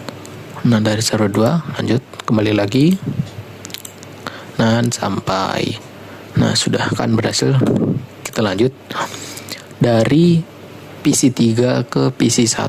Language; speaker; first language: Indonesian; native; Indonesian